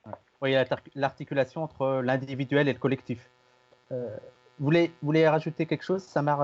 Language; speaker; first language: French; native; French